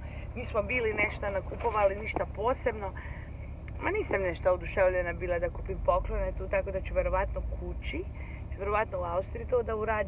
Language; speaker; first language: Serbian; early bilingual, heritage; Serbian